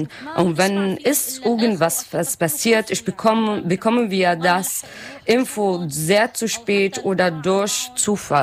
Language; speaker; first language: German; non-native, learner; Arabic